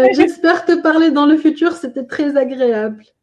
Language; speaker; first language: French; non-native, local second language; Arabic